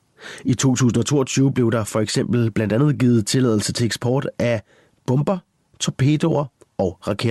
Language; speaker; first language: Danish; native; Danish